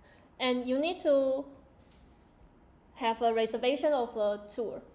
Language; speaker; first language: English; non-native, learner; Chinese